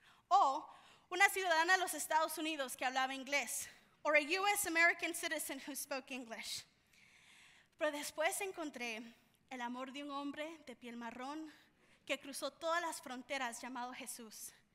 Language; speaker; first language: Spanish; early bilingual, heritage; Spanish